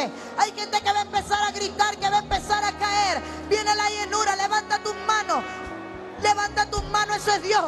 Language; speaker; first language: Spanish; native; Spanish